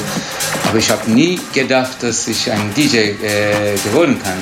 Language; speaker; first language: German; non-native, learner; Turkish